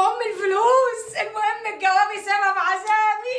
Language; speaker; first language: Arabic; native; Arabic